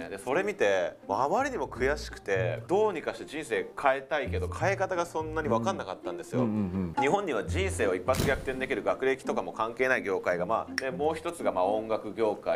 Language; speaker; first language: Japanese; native; Japanese